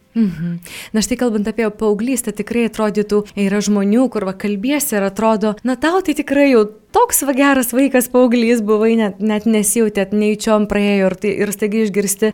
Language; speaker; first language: Lithuanian; native; Lithuanian